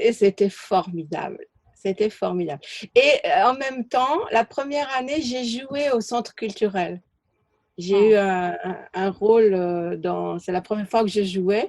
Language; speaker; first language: French; native; French